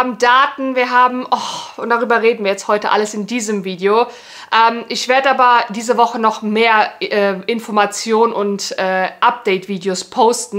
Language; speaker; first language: German; native; German